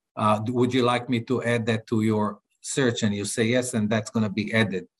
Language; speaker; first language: English; non-native, fluent; Hebrew